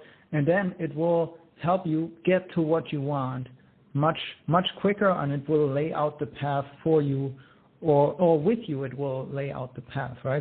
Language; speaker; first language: English; non-native, fluent; German